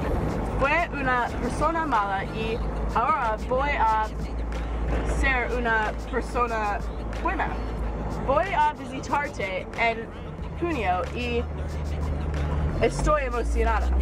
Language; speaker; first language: Spanish; non-native, learner; English